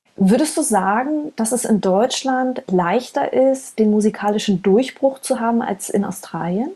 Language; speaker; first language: German; native; German